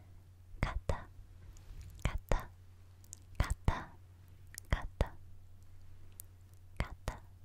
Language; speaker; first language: Japanese; non-native, learner; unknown